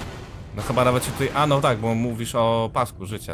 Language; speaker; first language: Polish; native; Polish